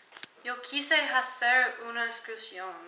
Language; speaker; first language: Spanish; non-native, learner; English